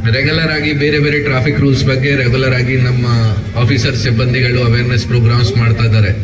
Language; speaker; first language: Kannada; non-native, local second language; Hindi